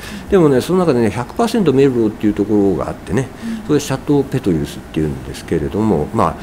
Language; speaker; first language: Japanese; native; Japanese